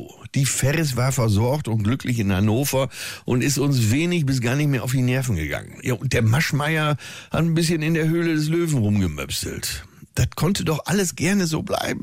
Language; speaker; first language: German; native; German